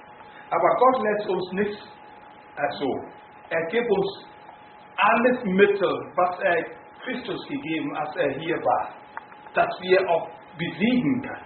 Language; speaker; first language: German; non-native, fluent; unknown